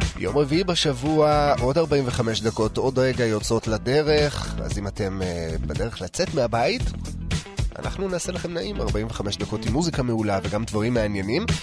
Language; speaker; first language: Hebrew; native; Hebrew